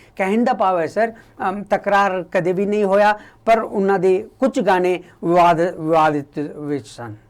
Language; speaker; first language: Punjabi; non-native, local second language; Kannada